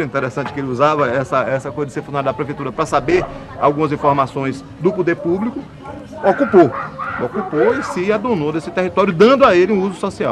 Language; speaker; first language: Portuguese; native; Portuguese